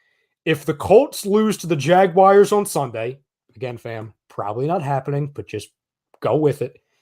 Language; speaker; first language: English; native; English